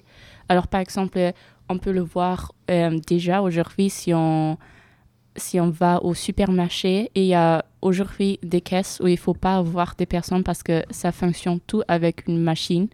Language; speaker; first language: French; non-native, learner; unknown